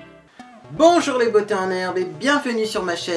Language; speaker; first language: French; native; French